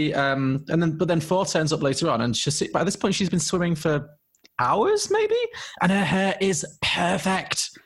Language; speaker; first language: English; native; English